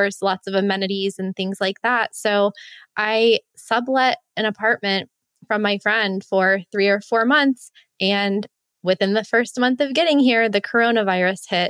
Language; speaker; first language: English; native; English